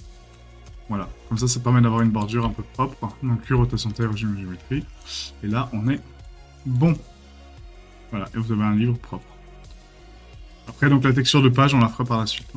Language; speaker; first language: French; native; French